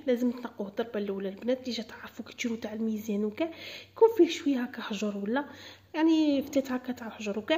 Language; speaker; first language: Arabic; native; Arabic